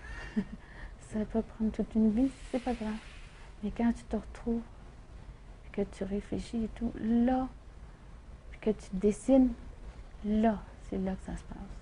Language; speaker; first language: French; native; French